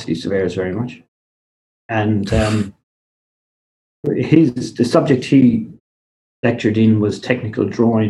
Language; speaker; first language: English; native; English